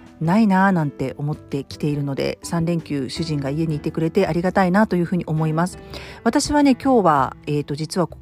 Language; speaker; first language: Japanese; native; Japanese